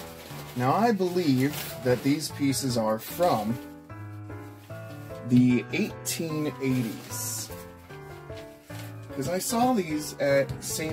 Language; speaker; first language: English; native; English